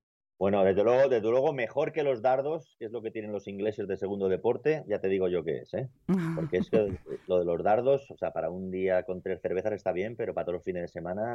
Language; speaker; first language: Spanish; native; Spanish